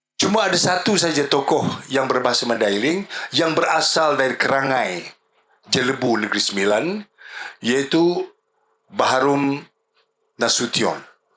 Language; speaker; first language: Malay; native; Malay